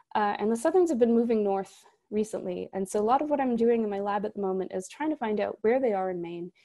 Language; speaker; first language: English; native; English